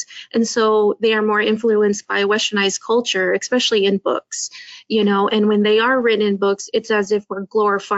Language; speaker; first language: English; native; English